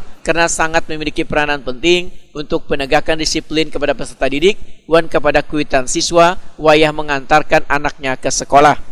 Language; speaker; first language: Indonesian; non-native, local second language; Banjar